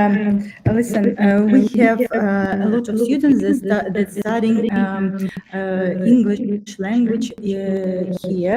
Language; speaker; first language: English; non-native, fluent; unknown